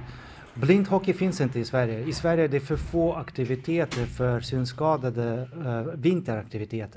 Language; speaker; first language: Swedish; non-native, fluent; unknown